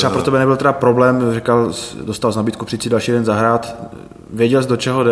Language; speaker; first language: Czech; native; Czech